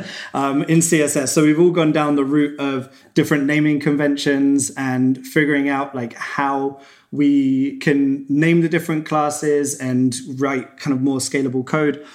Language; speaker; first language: English; native; English